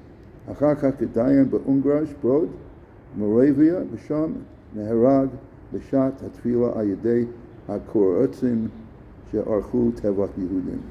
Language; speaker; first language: Hebrew; non-native, fluent; English